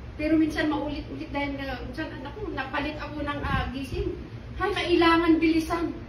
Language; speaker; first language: Filipino; non-native, local second language; Iloko